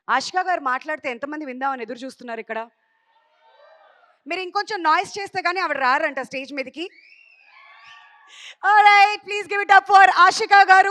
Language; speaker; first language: Telugu; native; Telugu